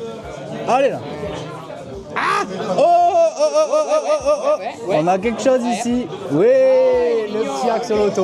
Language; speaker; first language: French; native; French